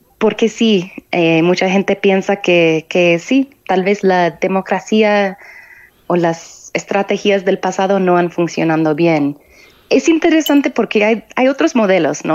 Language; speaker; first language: Spanish; non-native, fluent; English